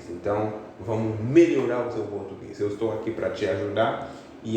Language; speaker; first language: Portuguese; non-native, fluent; Haitian Creole